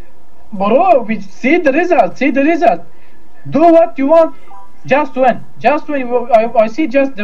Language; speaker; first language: English; non-native, learner; Uzbek